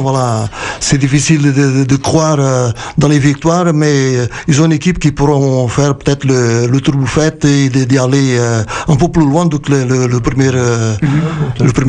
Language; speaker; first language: French; non-native, fluent; Portuguese